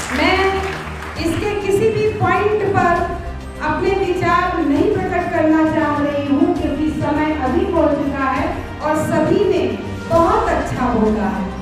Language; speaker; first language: Hindi; native; Hindi